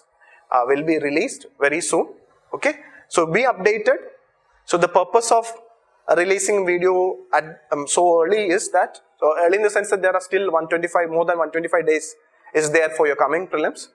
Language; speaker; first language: English; non-native, local second language; Malayalam